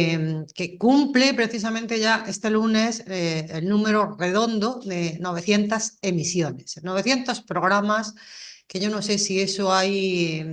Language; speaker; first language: Spanish; native; Spanish